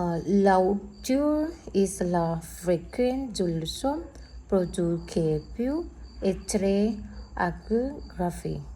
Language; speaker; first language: French; non-native, learner; Spanish